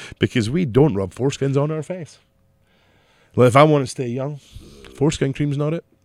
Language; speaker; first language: English; native; English